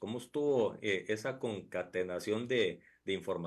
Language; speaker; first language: Spanish; native; Spanish